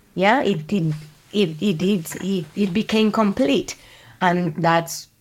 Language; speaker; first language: English; non-native, fluent; Spanish